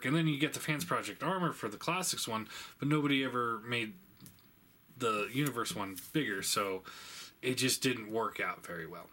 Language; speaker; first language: English; native; English